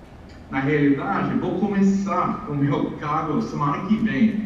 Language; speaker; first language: Portuguese; non-native, fluent; English